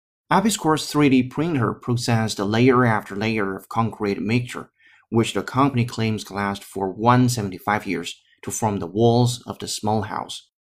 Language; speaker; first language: English; non-native, fluent; Chinese